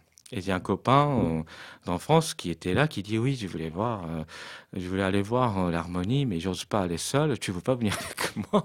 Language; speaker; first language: French; non-native, fluent; Japanese